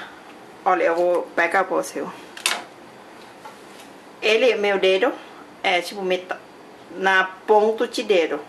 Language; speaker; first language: Portuguese; non-native, learner; Thai